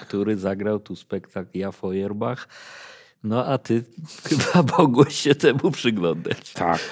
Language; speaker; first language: Polish; native; Polish